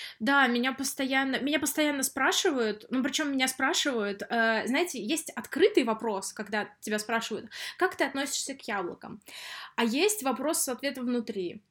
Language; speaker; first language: Russian; native; Russian